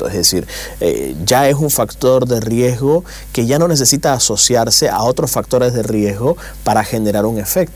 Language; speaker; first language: Spanish; native; Spanish